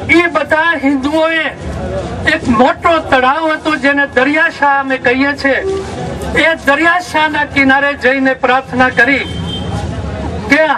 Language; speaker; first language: Gujarati; non-native, local second language; Sindhi